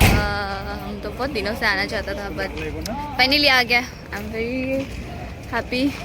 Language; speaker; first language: Hindi; non-native, local second language; Assamese